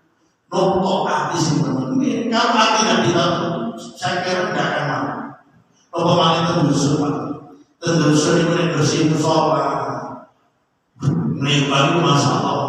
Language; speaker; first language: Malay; non-native, local second language; Javanese